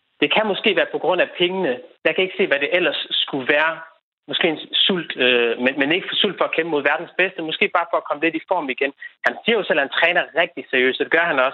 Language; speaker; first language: Danish; native; Danish